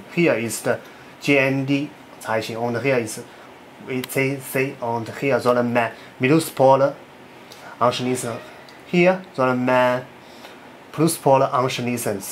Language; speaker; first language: German; non-native, learner; Chinese